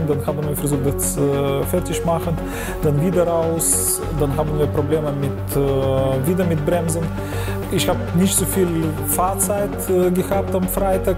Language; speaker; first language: German; non-native, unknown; Ukrainian